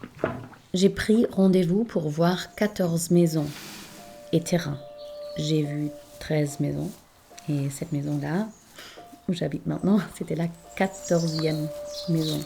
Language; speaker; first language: French; non-native, fluent; German